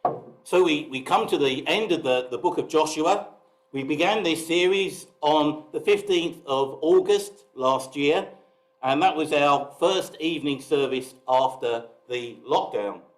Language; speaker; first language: English; native; English